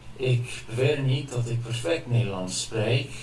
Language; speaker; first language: Dutch; non-native, fluent; English